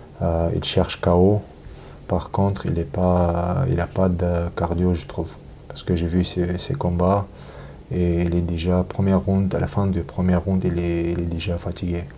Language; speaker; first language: French; non-native, learner; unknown